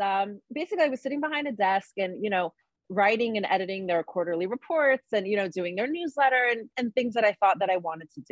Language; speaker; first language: English; native; English